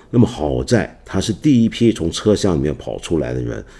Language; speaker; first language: Chinese; non-native, local second language; Cantonese